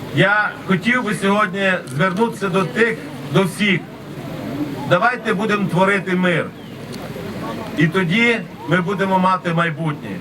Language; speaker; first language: Ukrainian; non-native, local second language; Romanian